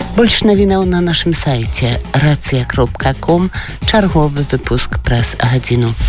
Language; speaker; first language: Belarusian; native; Belarusian